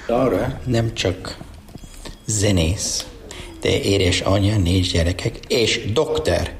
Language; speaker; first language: Hungarian; non-native, learner; English